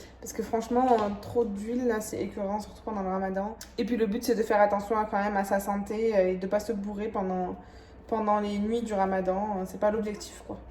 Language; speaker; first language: French; early bilingual, other home language; Arabic